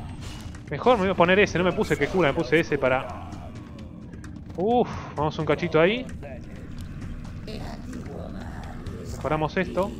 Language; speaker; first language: Spanish; native; Spanish